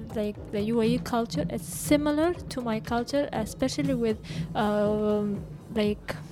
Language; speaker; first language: English; non-native, learner; Russian